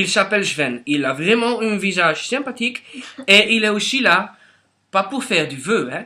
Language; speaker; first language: French; non-native, local second language; Dutch